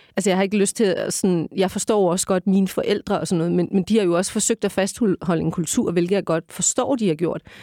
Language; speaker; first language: Danish; early bilingual, other home language; Turkish